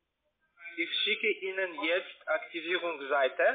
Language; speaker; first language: German; non-native, learner; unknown